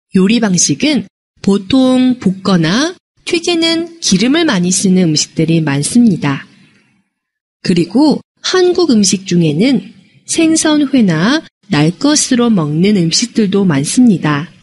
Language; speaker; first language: Korean; non-native, fluent; Chinese